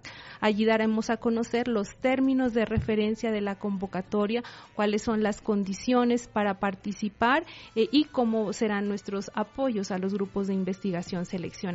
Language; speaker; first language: Spanish; native; Spanish